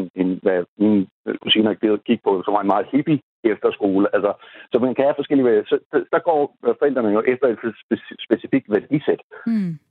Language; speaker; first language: Danish; non-native, fluent; Urdu